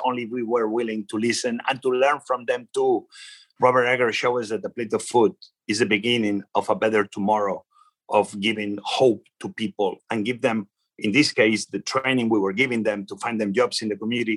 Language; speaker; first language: English; non-native, fluent; Spanish